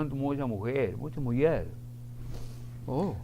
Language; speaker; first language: Portuguese; non-native, learner; Spanish